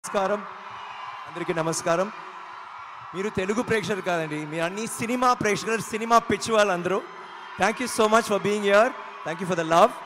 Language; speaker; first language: Telugu; non-native, learner; Tamil